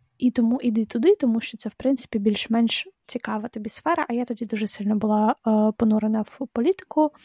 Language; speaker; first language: Ukrainian; non-native, local second language; Russian